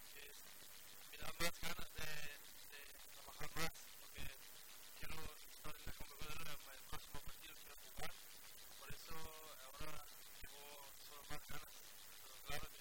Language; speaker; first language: Spanish; non-native, learner; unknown